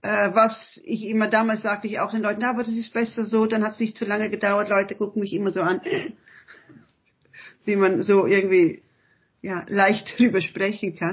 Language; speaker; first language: German; early bilingual, other home language; Italian